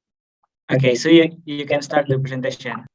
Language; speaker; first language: English; non-native, fluent; Indonesian